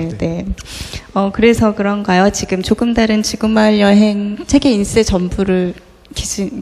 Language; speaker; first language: Korean; native; Korean